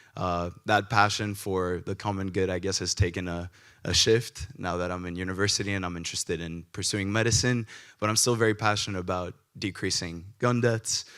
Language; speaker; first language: English; early bilingual, other home language; Greek